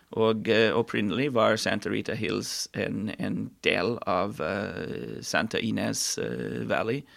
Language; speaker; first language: Norwegian; non-native, fluent; English